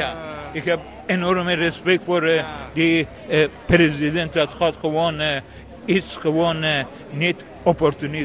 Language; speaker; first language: Dutch; non-native, learner; Persian